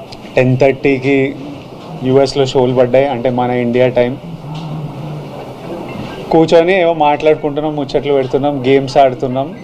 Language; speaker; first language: Telugu; native; Telugu